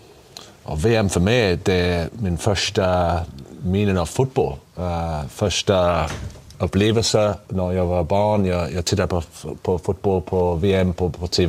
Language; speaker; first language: Swedish; non-native, learner; English